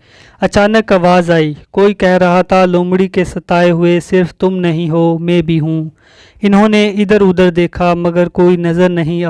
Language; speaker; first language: Urdu; native; Urdu